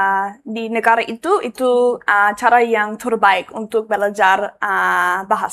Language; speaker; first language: Indonesian; non-native, learner; English